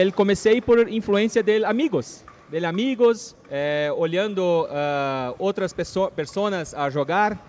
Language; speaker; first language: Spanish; non-native, learner; Portuguese